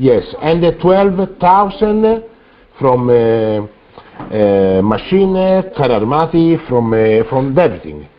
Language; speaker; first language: English; non-native, learner; Italian